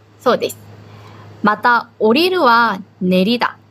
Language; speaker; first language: Japanese; non-native, fluent; Korean